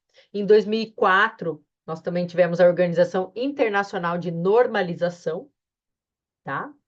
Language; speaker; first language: Portuguese; native; Portuguese